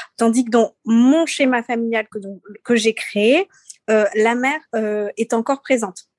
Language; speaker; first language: French; early bilingual, other home language; Seselwa Creole French